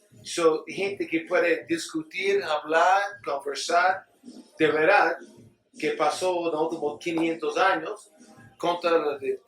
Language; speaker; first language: Spanish; non-native, learner; English